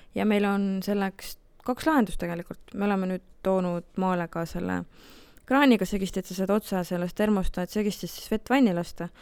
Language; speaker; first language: Estonian; native; Estonian